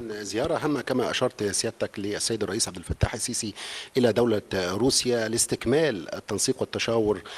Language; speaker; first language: Arabic; native; Arabic